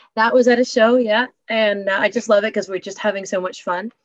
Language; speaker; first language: English; native; English